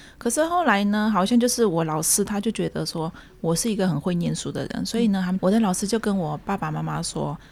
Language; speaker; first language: Chinese; early bilingual, heritage; Chinese